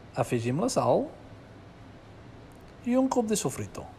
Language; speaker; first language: Catalan; non-native, learner; Spanish